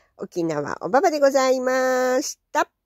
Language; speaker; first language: Japanese; native; Japanese